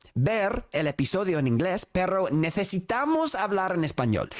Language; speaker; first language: Spanish; non-native, fluent; English